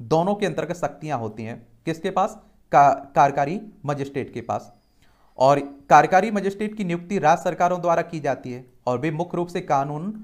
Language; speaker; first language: Hindi; native; Hindi